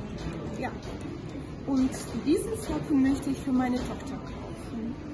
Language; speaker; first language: German; non-native, fluent; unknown